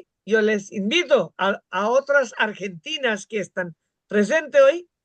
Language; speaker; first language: Spanish; non-native, fluent; Bangla